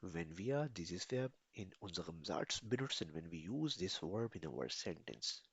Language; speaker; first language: German; non-native, fluent; Hindi